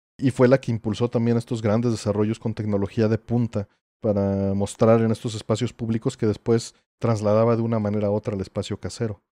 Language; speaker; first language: Spanish; native; Spanish